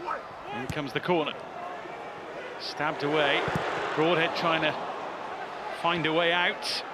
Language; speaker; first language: English; native; English